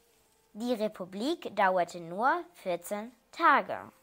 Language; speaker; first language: German; early bilingual, other home language; Macedonian